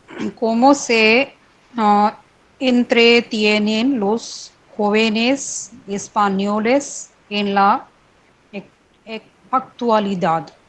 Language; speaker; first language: Spanish; non-native, learner; Hindi